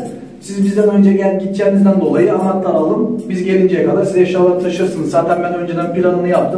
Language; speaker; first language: Turkish; native; Turkish